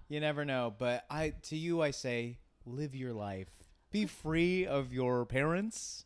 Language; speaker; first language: English; native; English